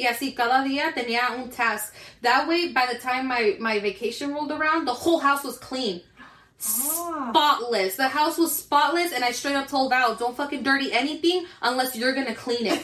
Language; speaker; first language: English; early bilingual, other home language; Spanish